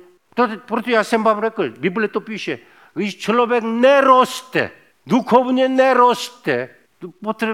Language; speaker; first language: Czech; non-native, fluent; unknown